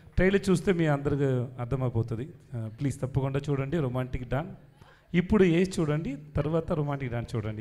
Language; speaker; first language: Telugu; non-native, learner; Tamil